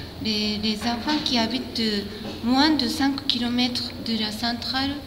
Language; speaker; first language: French; non-native, fluent; Japanese